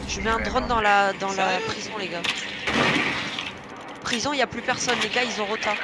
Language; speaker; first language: French; native; French